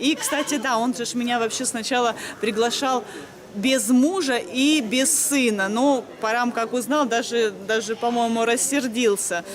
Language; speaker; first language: Russian; native; Russian